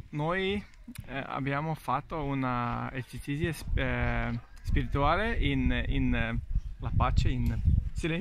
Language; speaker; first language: Italian; non-native, learner; Slovenian